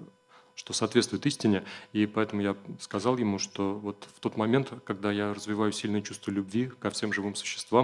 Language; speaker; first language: Russian; native; Russian